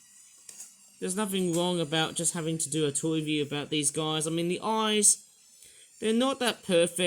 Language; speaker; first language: English; native; English